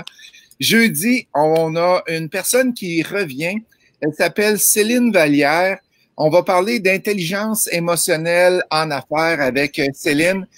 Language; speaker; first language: French; native; French